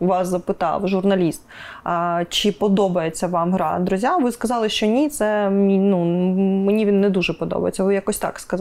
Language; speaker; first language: Ukrainian; native; Ukrainian